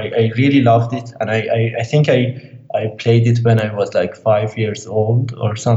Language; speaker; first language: English; non-native, fluent; Persian